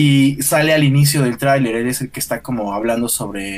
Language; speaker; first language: Spanish; native; Spanish